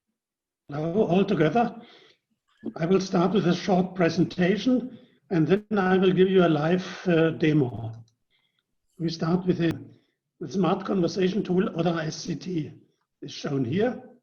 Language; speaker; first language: English; non-native, fluent; German